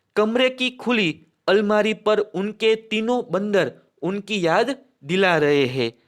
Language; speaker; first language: Hindi; non-native, local second language; Gujarati